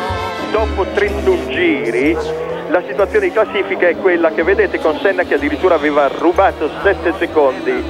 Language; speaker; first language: Italian; native; Italian